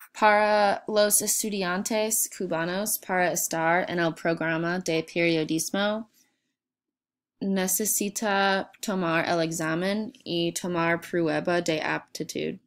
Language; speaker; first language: Spanish; non-native, learner; English